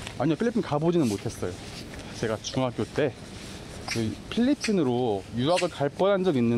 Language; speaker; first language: Korean; native; Korean